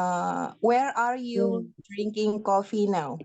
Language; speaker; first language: English; non-native, learner; Indonesian